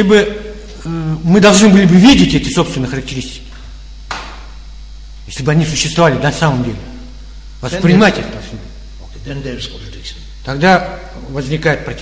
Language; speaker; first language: Russian; native; Russian